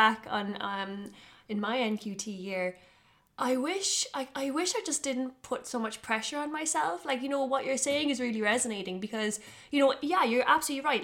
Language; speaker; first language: English; native; English